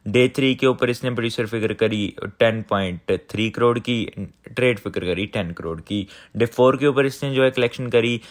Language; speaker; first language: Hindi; non-native, local second language; Punjabi